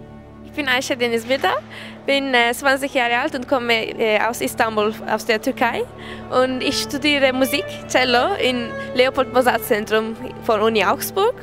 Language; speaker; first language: German; non-native, learner; Turkish